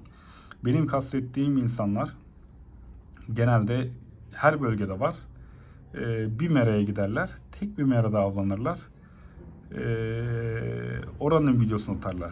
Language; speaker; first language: Turkish; native; Turkish